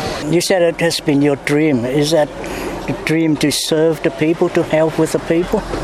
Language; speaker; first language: English; non-native, fluent; Vietnamese